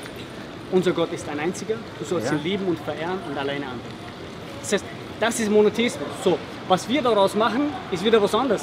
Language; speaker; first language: German; early bilingual, other home language; Bosnian